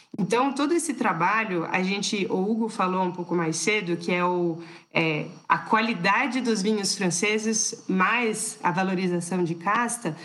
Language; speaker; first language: Portuguese; non-native, fluent; French